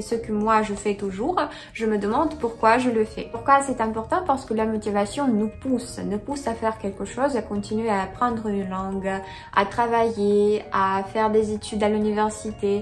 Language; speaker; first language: French; non-native, fluent; Russian